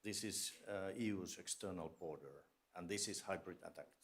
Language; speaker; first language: English; non-native, fluent; Finnish